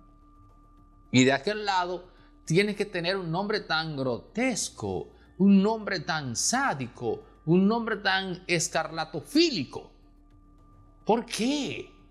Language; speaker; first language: Spanish; native; Spanish